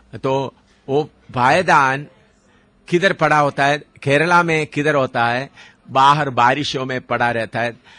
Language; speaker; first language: Hindi; non-native, local second language; Malayalam